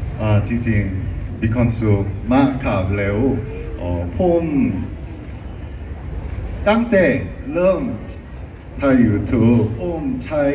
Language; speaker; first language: Thai; non-native, learner; Korean